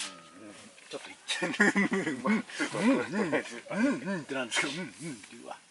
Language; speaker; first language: Japanese; native; Japanese